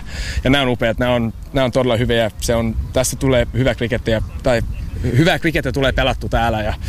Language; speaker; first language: Finnish; non-native, learner; English